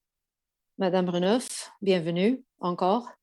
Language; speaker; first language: French; non-native, learner; English